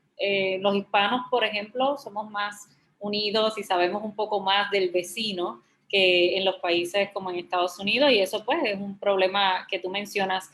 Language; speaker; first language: Spanish; native; Spanish